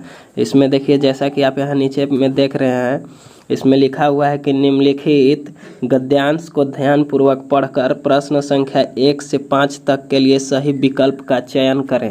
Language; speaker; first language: Hindi; native; Hindi